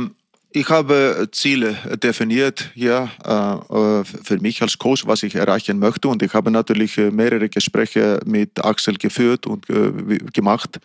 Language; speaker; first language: German; non-native, fluent; Icelandic